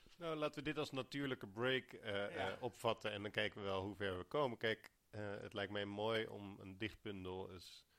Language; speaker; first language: Dutch; native; Dutch